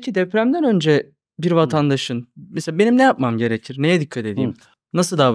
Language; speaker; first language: Turkish; native; Turkish